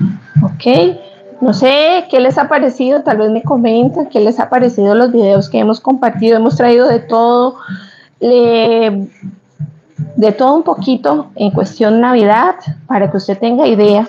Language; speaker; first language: Spanish; native; Spanish